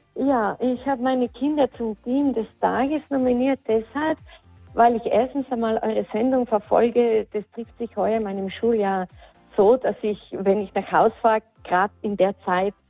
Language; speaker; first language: German; native; German